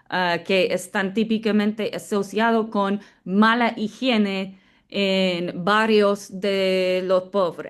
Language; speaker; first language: Spanish; non-native, fluent; English